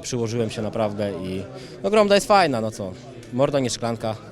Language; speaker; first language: Polish; native; Polish